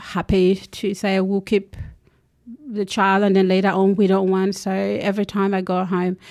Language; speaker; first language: English; non-native, local second language; Acoli